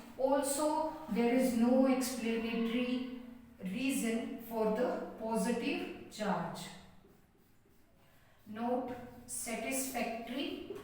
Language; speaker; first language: English; non-native, local second language; Hindi